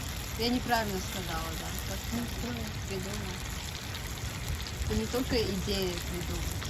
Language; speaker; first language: Russian; early bilingual, heritage; Russian